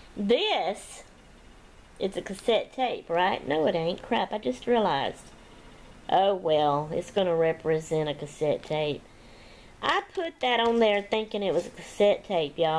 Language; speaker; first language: English; native; English